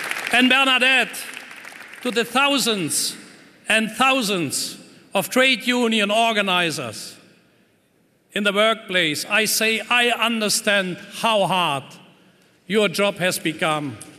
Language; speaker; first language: English; non-native, fluent; German